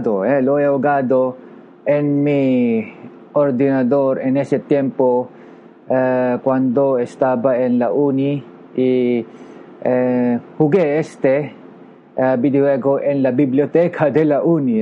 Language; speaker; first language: Spanish; non-native, learner; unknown